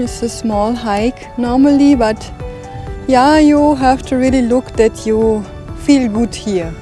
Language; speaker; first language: English; non-native, learner; German